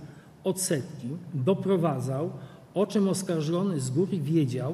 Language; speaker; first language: Polish; native; Polish